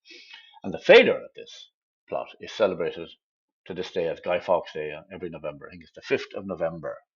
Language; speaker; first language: English; native; English